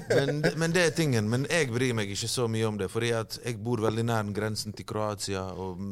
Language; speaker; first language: Norwegian; early bilingual, other home language; Bosnian